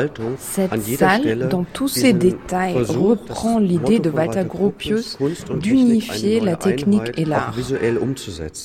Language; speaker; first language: French; native; French